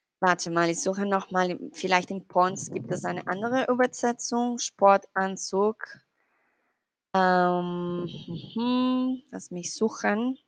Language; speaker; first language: German; non-native, learner; Spanish